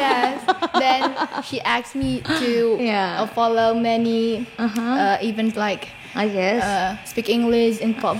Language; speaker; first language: English; non-native, learner; Indonesian